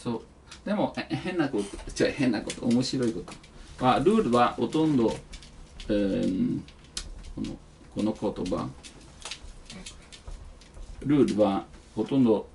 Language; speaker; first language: Japanese; non-native, learner; Italian